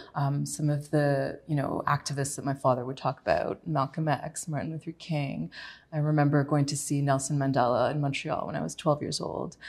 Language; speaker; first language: English; native; English